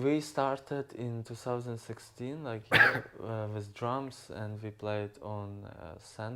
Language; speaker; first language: English; non-native, learner; Ukrainian